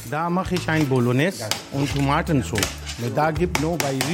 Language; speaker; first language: German; non-native, learner; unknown